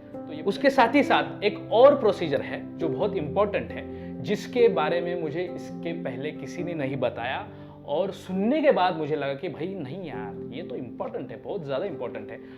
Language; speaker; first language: Hindi; non-native, local second language; Marathi